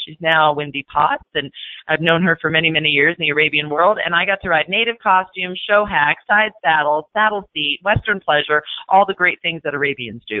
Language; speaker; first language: English; native; English